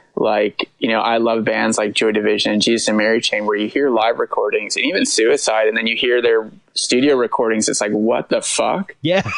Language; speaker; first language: English; native; English